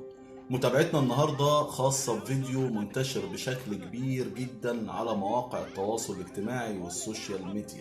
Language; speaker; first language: Arabic; native; Arabic